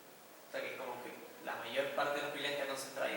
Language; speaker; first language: Spanish; native; Spanish